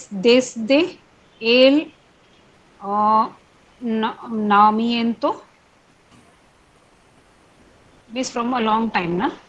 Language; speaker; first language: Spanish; non-native, learner; Hindi